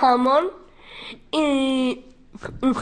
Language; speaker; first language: Spanish; non-native, local second language; Basque